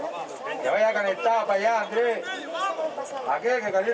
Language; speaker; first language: Spanish; native; Spanish